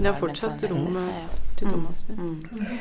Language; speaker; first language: Norwegian; native; Norwegian